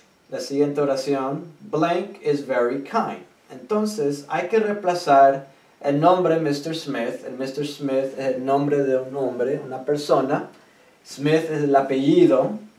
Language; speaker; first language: Spanish; native; Spanish